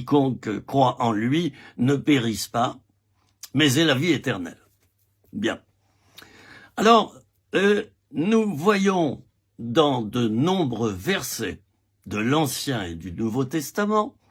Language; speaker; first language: French; native; French